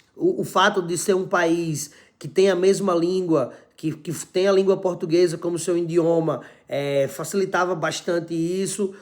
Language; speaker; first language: Portuguese; native; Portuguese